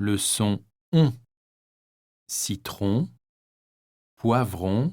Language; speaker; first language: French; native; French